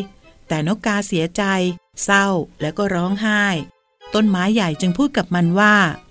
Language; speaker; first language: Thai; native; Thai